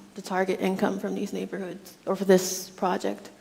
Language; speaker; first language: English; native; English